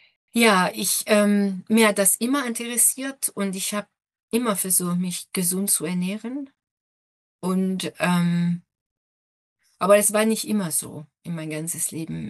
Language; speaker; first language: German; non-native, fluent; French